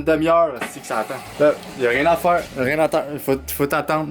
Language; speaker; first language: French; native; French